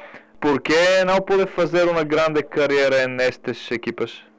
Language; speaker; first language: Portuguese; non-native, learner; Bulgarian